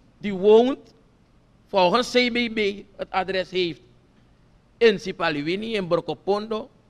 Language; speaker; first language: Dutch; non-native, local second language; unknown